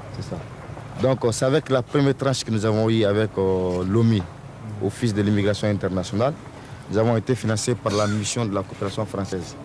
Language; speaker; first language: French; non-native, local second language; Soninke